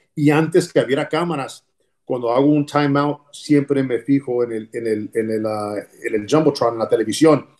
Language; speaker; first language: Spanish; early bilingual, heritage; Spanish